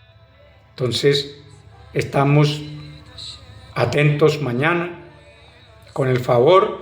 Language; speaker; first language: Spanish; native; Spanish